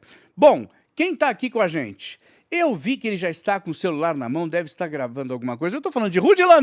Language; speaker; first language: Portuguese; native; Portuguese